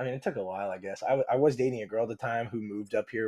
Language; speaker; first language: English; native; English